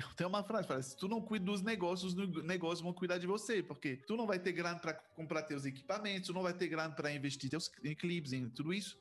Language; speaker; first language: Portuguese; non-native, fluent; French